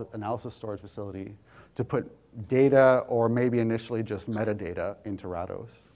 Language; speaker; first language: English; native; English